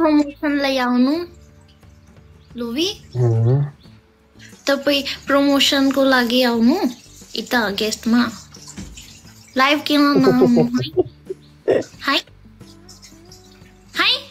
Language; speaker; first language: Nepali; non-native, learner; Hindi